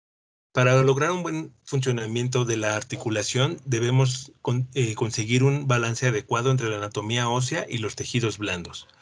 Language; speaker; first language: Spanish; native; Spanish